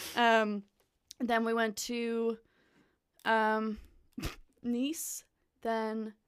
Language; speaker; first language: English; native; English